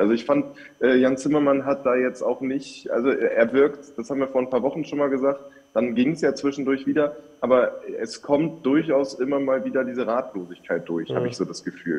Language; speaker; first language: German; native; German